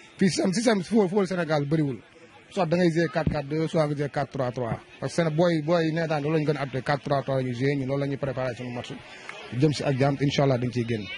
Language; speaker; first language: Wolof; native; Wolof